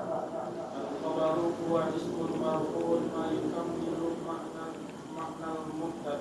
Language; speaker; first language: Arabic; non-native, learner; Indonesian